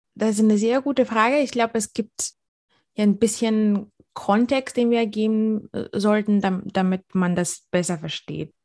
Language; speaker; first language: German; non-native, fluent; Bulgarian